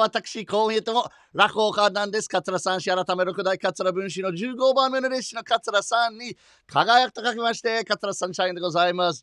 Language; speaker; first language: Japanese; non-native, fluent; English